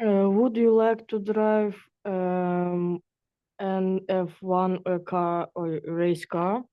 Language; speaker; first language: English; non-native, learner; Russian